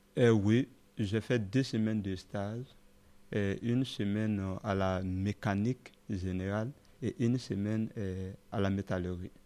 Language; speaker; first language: French; non-native, local second language; Dyula